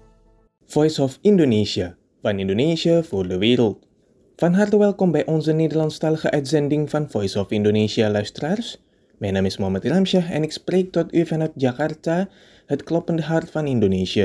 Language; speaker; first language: Dutch; non-native, fluent; Indonesian